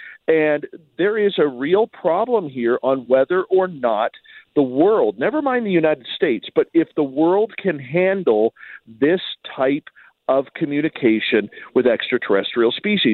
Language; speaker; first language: English; native; English